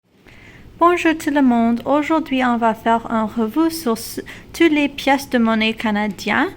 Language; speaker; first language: French; non-native, local second language; English